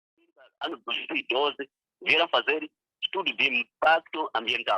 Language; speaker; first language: Portuguese; non-native, local second language; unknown